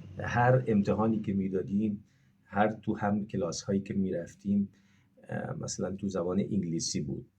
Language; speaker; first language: Persian; non-native, fluent; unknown